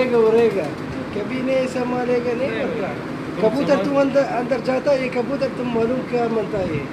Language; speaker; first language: Hindi; non-native, learner; Arabic